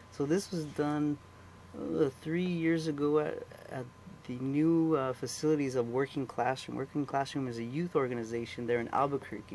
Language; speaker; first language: English; native; English